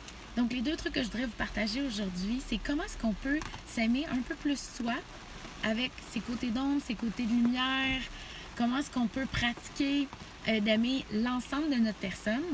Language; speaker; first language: French; native; French